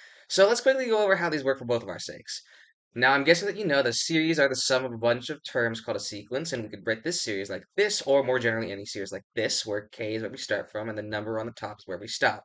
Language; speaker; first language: English; native; English